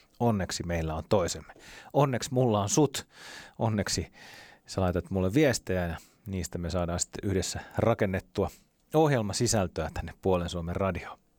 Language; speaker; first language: Finnish; native; Finnish